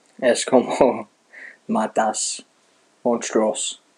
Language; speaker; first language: Spanish; non-native, learner; English